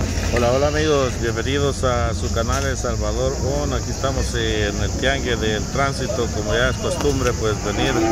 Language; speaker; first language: Spanish; native; Spanish